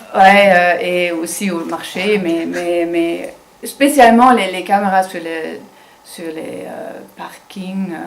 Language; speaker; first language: French; non-native, fluent; German